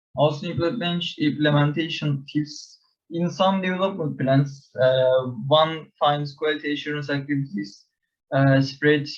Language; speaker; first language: English; non-native, learner; Turkish